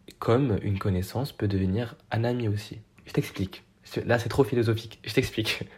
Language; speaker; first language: French; non-native, local second language; Arabic